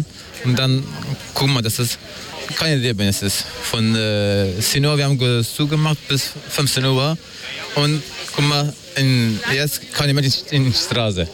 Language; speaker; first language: German; non-native, learner; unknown